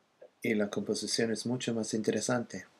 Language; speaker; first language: Spanish; non-native, fluent; English